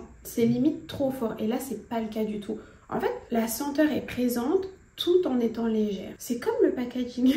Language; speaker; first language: French; native; French